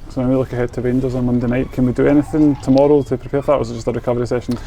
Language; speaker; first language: English; native; English